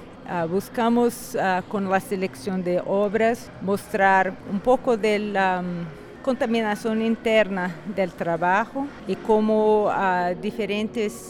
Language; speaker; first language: Spanish; non-native, fluent; Portuguese